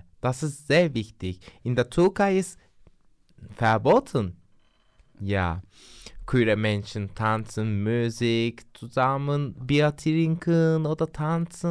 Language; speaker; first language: German; non-native, learner; Turkish